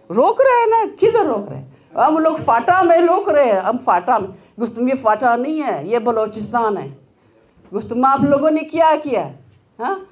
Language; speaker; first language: Urdu; non-native, local second language; Hazaragi